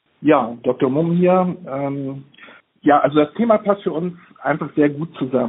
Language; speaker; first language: German; native; German